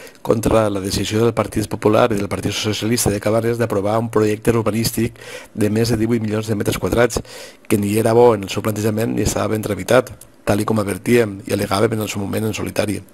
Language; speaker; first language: Catalan; native; Catalan